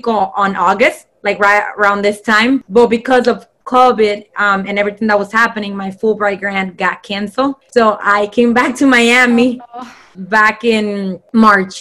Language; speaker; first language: English; non-native, fluent; Spanish